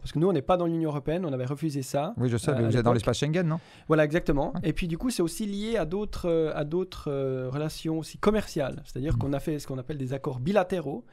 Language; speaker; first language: French; native; French